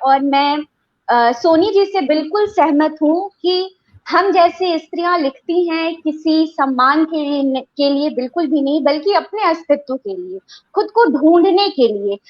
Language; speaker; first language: Hindi; native; Hindi